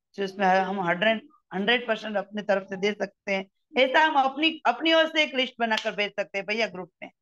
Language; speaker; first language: Hindi; native; Hindi